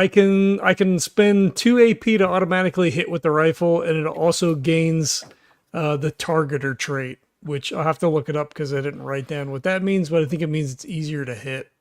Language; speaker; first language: English; native; English